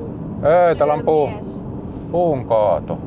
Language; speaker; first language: Finnish; native; Finnish